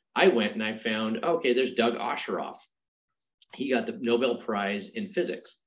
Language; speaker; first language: English; native; English